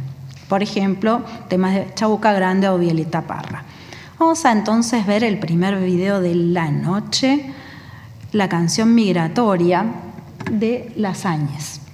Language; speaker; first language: Spanish; native; Spanish